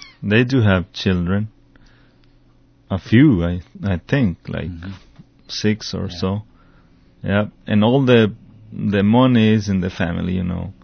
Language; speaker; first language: English; non-native, fluent; Spanish